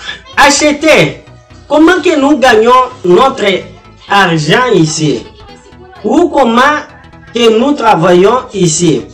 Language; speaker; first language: French; non-native, learner; Portuguese